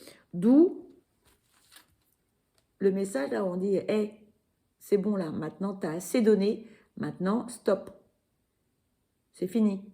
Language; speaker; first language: French; native; French